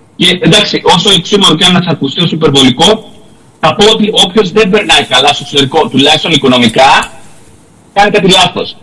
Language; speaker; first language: Greek; native; Greek